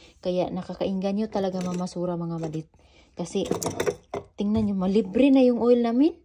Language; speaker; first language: Filipino; non-native, local second language; Cebuano